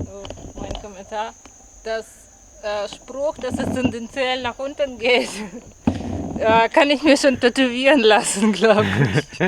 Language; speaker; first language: German; non-native, learner; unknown